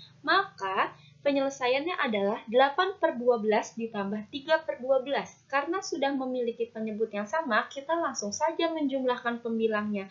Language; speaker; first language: Indonesian; native; Indonesian